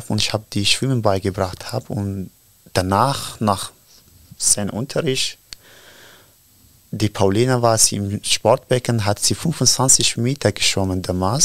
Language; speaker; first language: German; non-native, learner; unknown